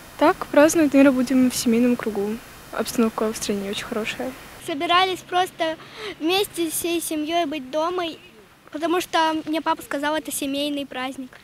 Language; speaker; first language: Russian; native; Russian